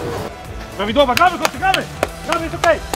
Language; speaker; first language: Polish; native; Polish